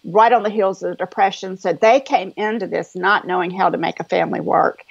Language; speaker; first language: English; native; English